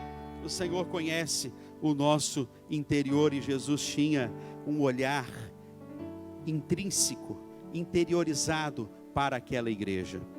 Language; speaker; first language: Portuguese; native; Portuguese